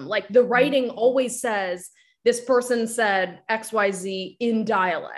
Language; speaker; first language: English; non-native, fluent; Japanese